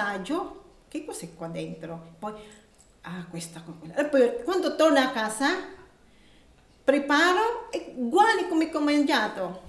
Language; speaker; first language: Italian; non-native, learner; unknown